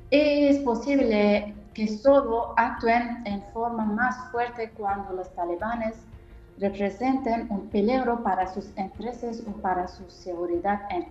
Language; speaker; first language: Spanish; non-native, fluent; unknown